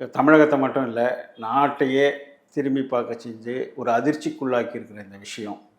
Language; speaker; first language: Tamil; native; Tamil